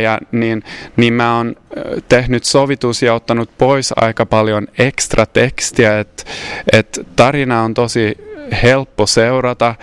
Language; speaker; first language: Finnish; non-native, local second language; Swedish